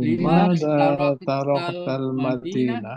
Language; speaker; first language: Arabic; non-native, learner; Indonesian